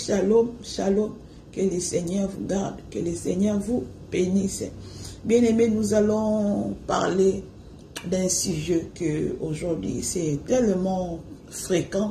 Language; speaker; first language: French; non-native, local second language; Lingala